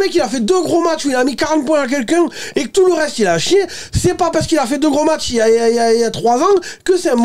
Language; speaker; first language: French; native; French